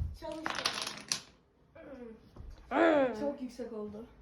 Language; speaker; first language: Turkish; early bilingual, heritage; Turkish